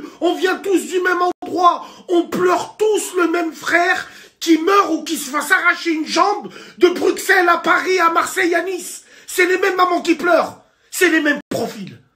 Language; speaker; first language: French; native; French